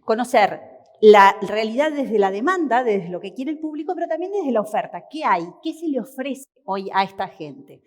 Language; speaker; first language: Spanish; native; Spanish